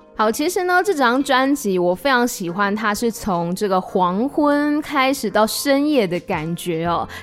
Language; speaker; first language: Chinese; non-native, local second language; Min Nan Chinese